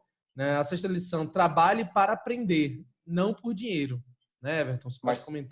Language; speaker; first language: Portuguese; native; Portuguese